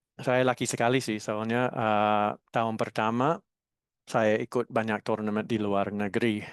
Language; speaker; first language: Indonesian; non-native, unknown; English